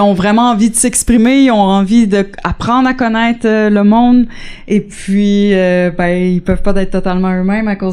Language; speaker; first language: French; native; French